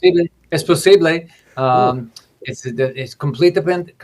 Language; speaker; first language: Spanish; non-native, learner; English